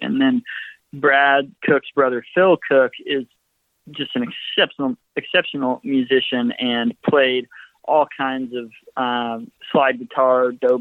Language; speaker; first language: English; native; English